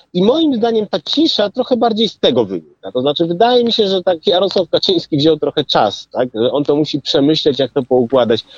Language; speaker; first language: Polish; native; Polish